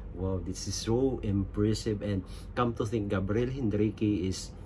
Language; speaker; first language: English; non-native, local second language; Filipino